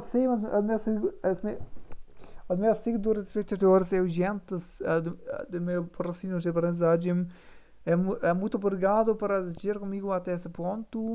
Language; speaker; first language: Portuguese; non-native, learner; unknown